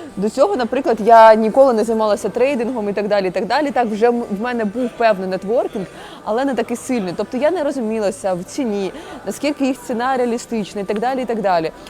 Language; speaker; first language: Ukrainian; non-native, local second language; Russian